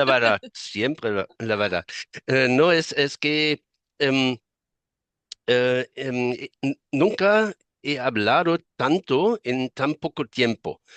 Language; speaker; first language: Spanish; non-native, fluent; German